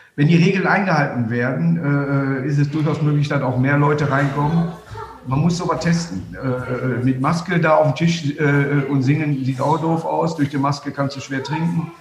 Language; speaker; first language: German; native; German